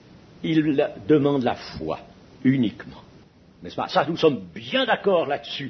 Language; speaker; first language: French; native; French